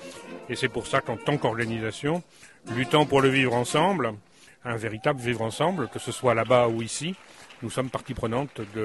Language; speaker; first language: French; native; French